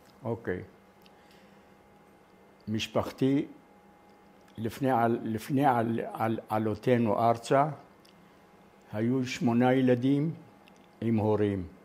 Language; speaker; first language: Hebrew; non-native, fluent; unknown